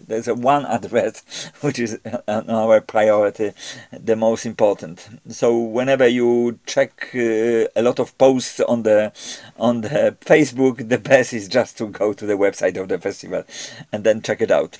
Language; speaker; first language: English; non-native, fluent; Polish